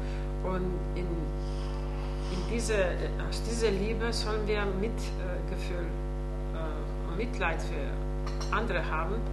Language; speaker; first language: German; non-native, fluent; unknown